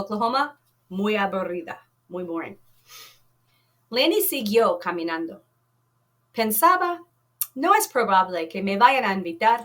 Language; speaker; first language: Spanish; non-native, fluent; English